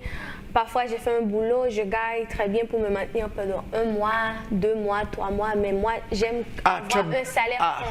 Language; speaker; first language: French; non-native, local second language; Haitian Creole